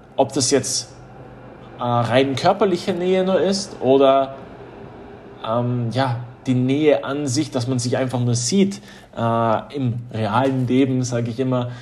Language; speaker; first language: German; early bilingual, other home language; Polish